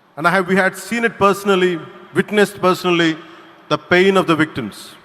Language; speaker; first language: English; non-native, local second language; Telugu